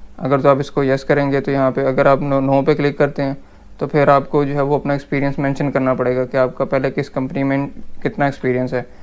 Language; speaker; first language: Urdu; native; Urdu